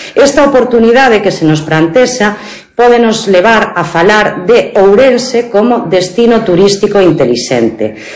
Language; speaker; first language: Galician; native; Galician